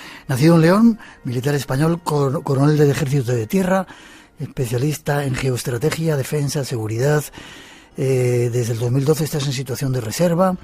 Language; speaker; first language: Spanish; native; Spanish